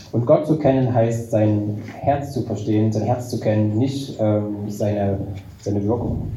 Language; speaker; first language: German; native; German